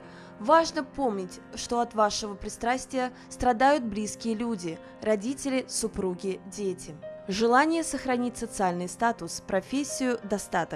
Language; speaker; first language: Russian; native; Russian